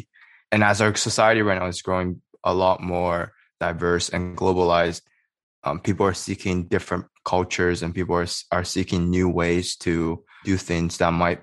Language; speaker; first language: English; native; English